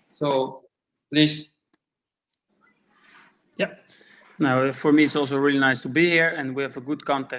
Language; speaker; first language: English; non-native, fluent; Dutch